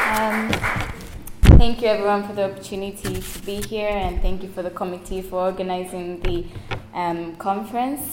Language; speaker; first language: English; non-native, local second language; Swahili